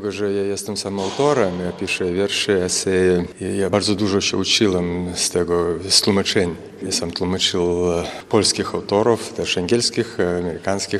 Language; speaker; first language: Polish; non-native, fluent; Lithuanian